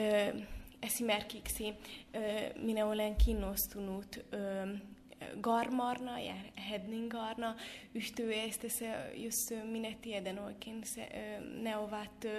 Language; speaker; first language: Finnish; non-native, fluent; Hungarian